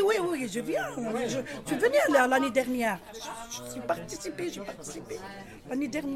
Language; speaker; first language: French; non-native, learner; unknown